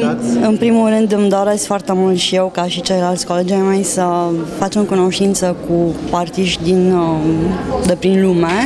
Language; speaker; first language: Romanian; native; Romanian